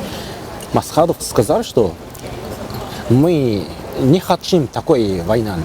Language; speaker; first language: Russian; non-native, learner; Japanese